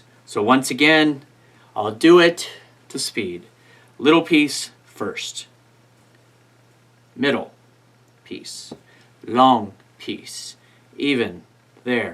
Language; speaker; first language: English; native; English